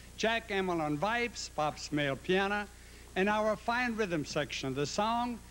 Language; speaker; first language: English; native; English